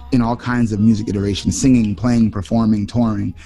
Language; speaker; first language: English; native; English